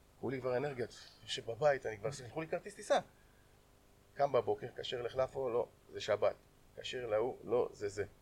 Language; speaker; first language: Hebrew; native; Hebrew